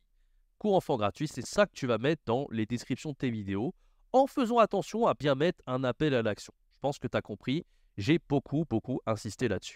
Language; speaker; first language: French; native; French